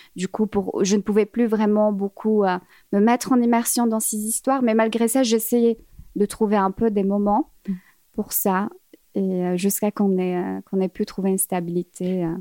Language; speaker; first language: French; early bilingual, other home language; Arabic